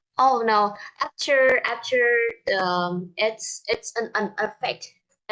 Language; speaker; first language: English; non-native, learner; Vietnamese